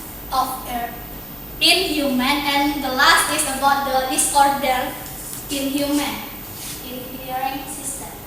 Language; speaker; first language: English; non-native, learner; Indonesian